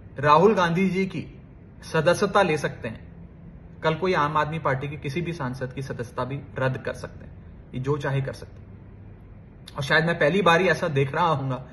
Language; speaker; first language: Hindi; native; Hindi